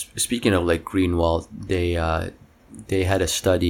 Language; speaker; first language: English; non-native, local second language; Cebuano